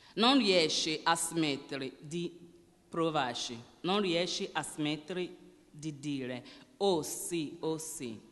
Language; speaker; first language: Italian; non-native, learner; Yoruba